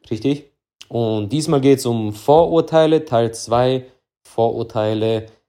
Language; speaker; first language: German; early bilingual, other home language; Russian